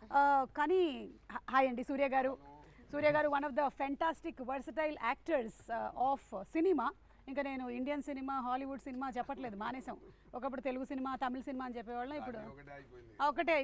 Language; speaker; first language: Telugu; native; Telugu